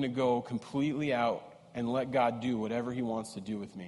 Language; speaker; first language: English; native; English